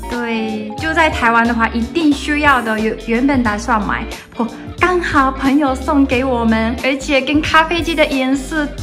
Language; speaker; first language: Chinese; non-native, fluent; Japanese